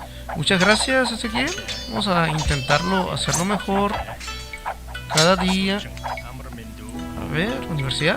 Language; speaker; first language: Spanish; native; Spanish